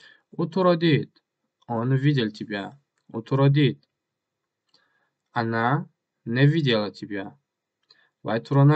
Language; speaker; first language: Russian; non-native, learner; Tajik